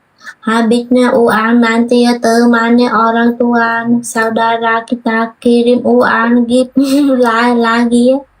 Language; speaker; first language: Indonesian; non-native, learner; Vietnamese